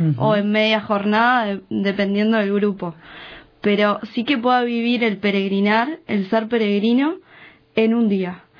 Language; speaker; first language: Spanish; native; Spanish